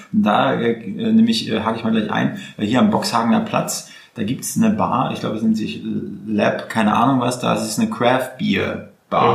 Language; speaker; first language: German; native; German